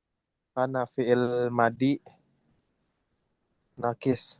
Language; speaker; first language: Arabic; non-native, learner; Indonesian